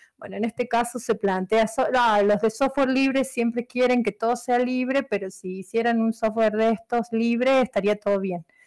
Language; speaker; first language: Spanish; native; Spanish